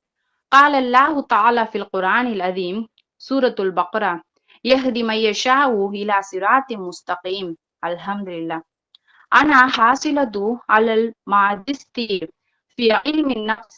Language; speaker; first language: Arabic; non-native, learner; Tamil